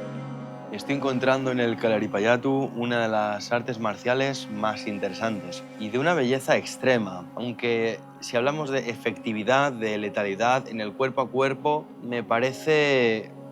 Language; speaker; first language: Spanish; native; Spanish